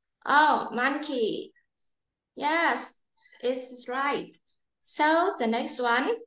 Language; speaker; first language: English; non-native, learner; Vietnamese